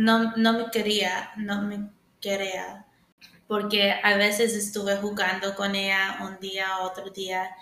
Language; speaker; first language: Spanish; early bilingual, heritage; English